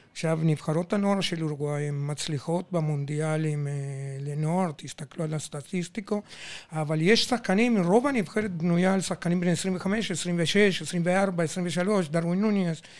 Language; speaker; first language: Hebrew; non-native, fluent; Spanish